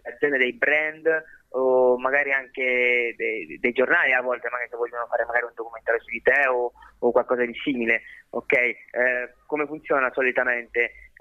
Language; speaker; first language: Italian; native; Italian